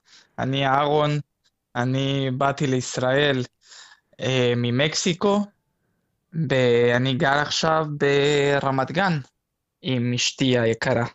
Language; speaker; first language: Hebrew; non-native, fluent; Spanish